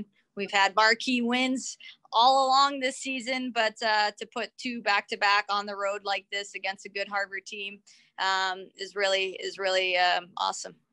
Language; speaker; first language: English; native; English